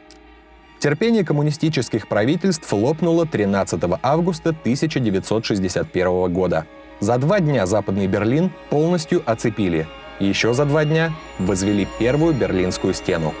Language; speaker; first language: Russian; native; Russian